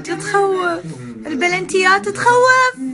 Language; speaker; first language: Arabic; native; Arabic